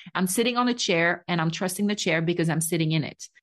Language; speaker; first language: English; non-native, fluent; French